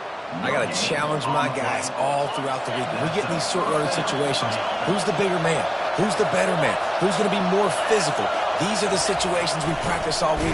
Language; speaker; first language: English; native; English